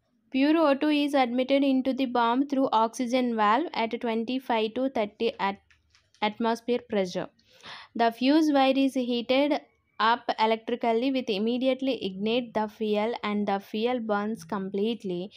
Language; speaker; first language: English; non-native, local second language; Telugu